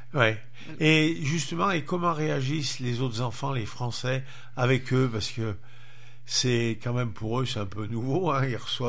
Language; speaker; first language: French; native; French